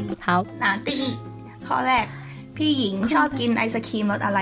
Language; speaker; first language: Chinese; non-native, learner; Thai